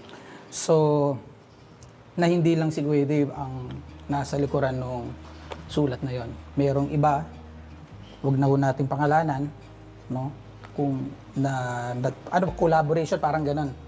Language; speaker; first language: Filipino; native; Filipino